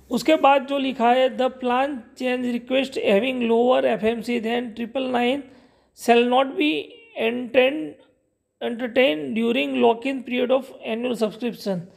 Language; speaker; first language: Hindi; non-native, local second language; Gujarati